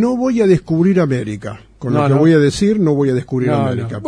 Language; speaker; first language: Spanish; native; Spanish